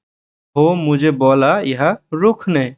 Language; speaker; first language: Hindi; non-native, learner; Bangla